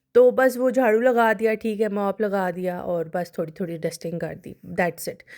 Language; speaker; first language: Urdu; non-native, local second language; Punjabi